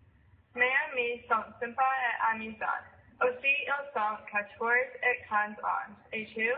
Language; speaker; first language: French; non-native, learner; English